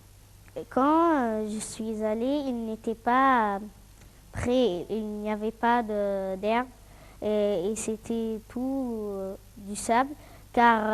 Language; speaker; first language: French; non-native, fluent; Arabic